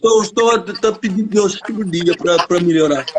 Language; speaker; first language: Portuguese; non-native, learner; Kabuverdianu